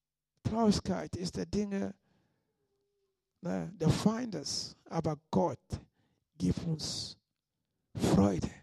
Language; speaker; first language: German; non-native, fluent; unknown